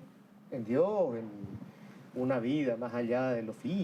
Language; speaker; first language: Spanish; native; Spanish